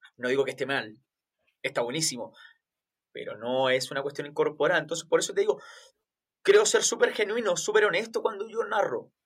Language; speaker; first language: Spanish; native; Spanish